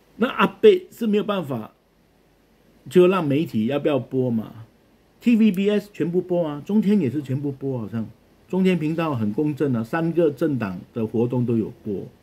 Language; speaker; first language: Chinese; native; Chinese